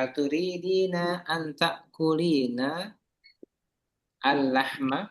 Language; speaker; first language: Arabic; non-native, fluent; Indonesian